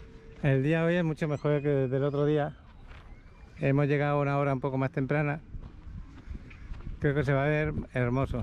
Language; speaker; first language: Spanish; native; Spanish